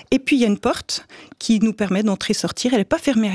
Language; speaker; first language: French; native; French